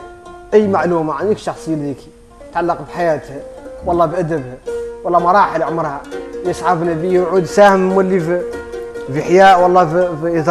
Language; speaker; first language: Arabic; native; Arabic